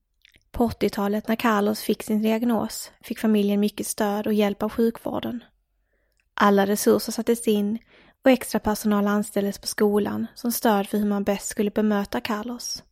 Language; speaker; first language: Swedish; native; Swedish